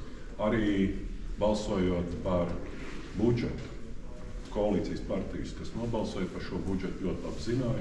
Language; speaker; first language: Latvian; native; Latvian